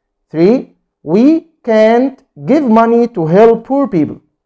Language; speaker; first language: English; non-native, fluent; Arabic